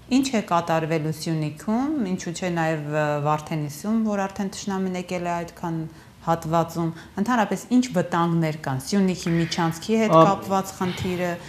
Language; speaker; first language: Armenian; native; Armenian